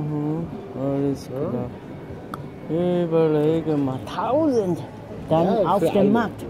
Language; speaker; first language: German; non-native, learner; Chinese